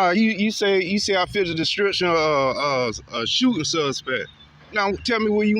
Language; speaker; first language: English; native; English